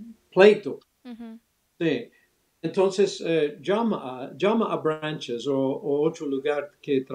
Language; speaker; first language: Spanish; early bilingual, other home language; English